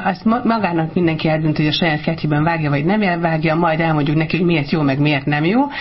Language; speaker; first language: Hungarian; native; Hungarian